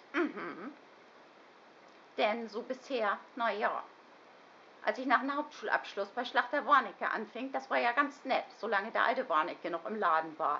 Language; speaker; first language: German; native; German